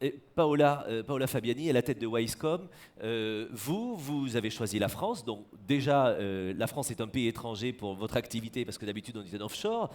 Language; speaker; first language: French; native; French